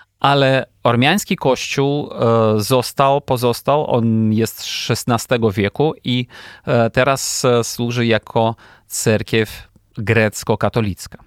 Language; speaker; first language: Polish; non-native, fluent; Ukrainian